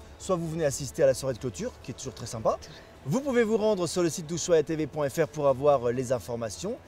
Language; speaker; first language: French; native; French